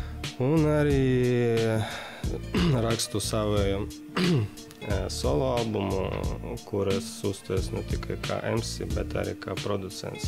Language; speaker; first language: Latvian; non-native, local second language; Russian